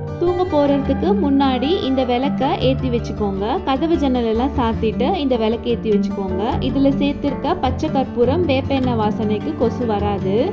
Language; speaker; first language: Tamil; native; Tamil